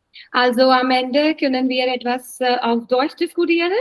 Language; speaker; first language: German; non-native, learner; Hindi